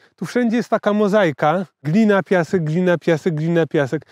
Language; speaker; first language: Polish; native; Polish